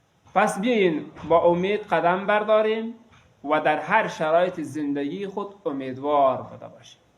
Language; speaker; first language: Persian; native; Persian